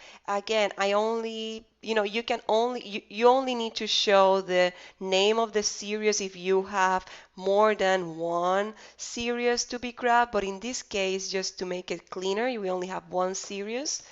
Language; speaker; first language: English; non-native, fluent; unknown